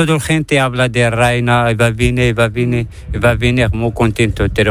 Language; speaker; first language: Spanish; non-native, learner; Arabic